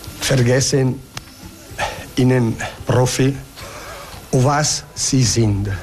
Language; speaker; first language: German; non-native, learner; Italian